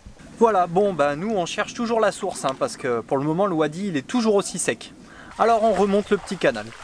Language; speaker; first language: French; native; French